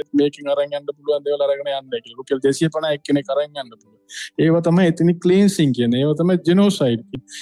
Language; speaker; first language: Sinhala; non-native, local second language; Tamil